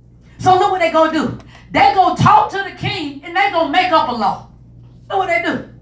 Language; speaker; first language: English; native; English